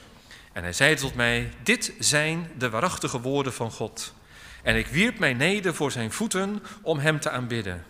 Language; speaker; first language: Dutch; native; Dutch